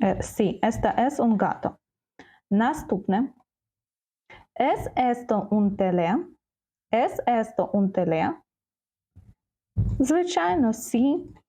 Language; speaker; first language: Spanish; non-native, fluent; Ukrainian